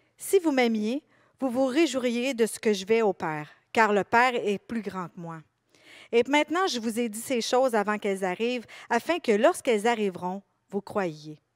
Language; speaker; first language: French; native; French